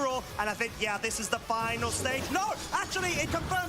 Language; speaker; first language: English; native; English